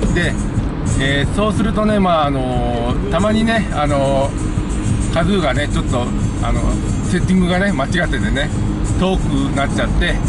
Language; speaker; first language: Japanese; native; Japanese